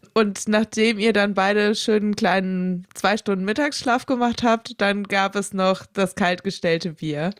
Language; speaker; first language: German; native; German